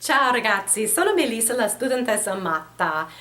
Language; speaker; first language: Italian; non-native, fluent; English